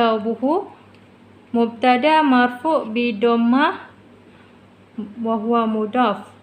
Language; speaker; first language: Arabic; non-native, learner; Malay